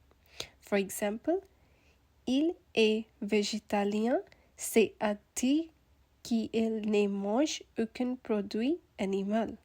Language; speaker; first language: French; non-native, learner; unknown